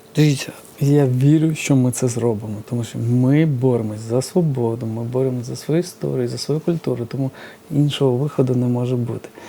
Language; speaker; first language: Ukrainian; early bilingual, other home language; Georgian